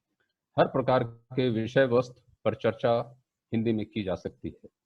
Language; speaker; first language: Hindi; native; Hindi